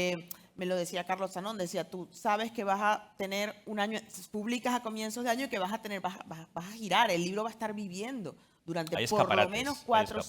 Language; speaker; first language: Spanish; native; Spanish